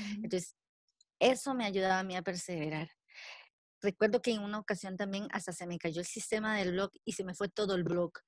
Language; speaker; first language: Spanish; native; Spanish